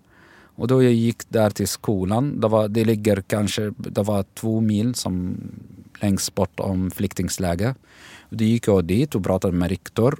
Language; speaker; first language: Swedish; non-native, fluent; Arabic